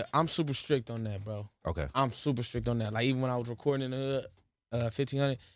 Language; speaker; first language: English; native; English